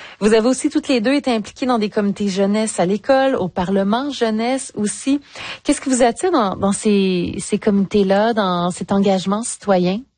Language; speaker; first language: French; native; French